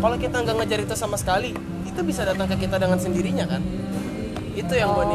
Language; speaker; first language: Indonesian; native; Indonesian